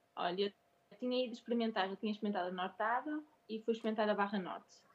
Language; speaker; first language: Portuguese; native; Portuguese